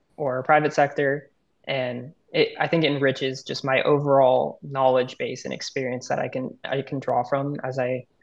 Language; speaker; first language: English; native; English